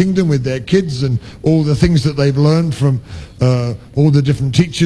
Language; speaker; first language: English; native; English